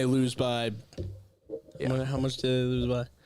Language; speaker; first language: English; native; English